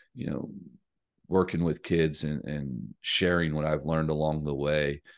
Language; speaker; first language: English; native; English